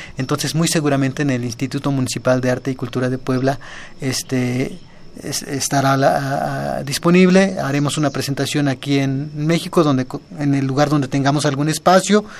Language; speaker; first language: Spanish; non-native, local second language; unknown